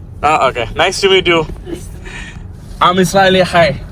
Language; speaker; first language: English; non-native, local second language; Malayalam